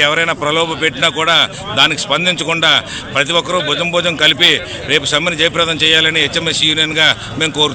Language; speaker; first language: Telugu; native; Telugu